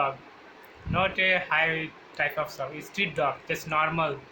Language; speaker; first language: English; non-native, learner; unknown